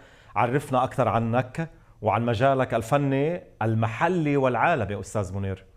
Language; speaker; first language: Arabic; native; Arabic